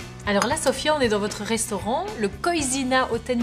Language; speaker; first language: French; native; French